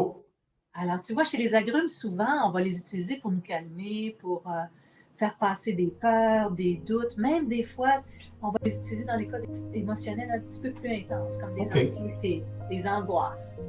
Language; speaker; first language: French; native; French